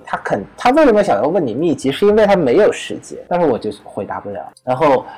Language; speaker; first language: Chinese; non-native, fluent; Vietnamese